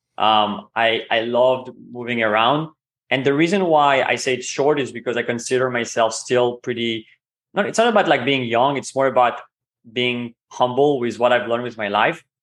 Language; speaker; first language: English; non-native, fluent; Hebrew